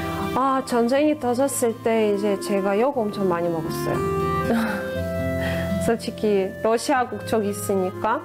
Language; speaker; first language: Korean; non-native, fluent; Russian